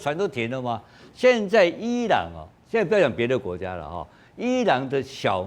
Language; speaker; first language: Chinese; native; Chinese